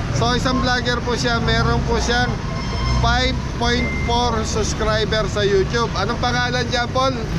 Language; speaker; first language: Filipino; native; Filipino